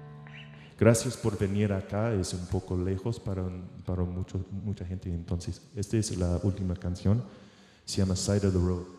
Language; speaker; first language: Spanish; non-native, learner; English